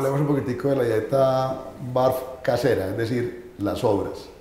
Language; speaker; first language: Spanish; native; Spanish